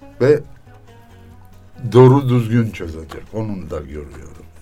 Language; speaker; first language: Turkish; non-native, learner; Armenian